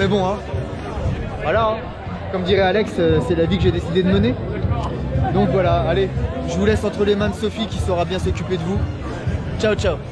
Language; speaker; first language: French; native; French